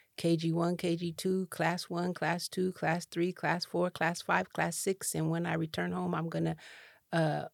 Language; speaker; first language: English; native; English